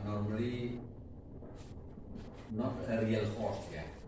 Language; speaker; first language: English; non-native, learner; Indonesian